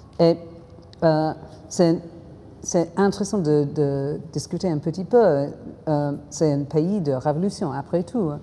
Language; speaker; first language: French; non-native, fluent; English